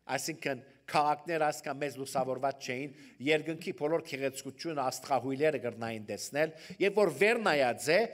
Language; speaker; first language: Armenian; early bilingual, heritage; Armenian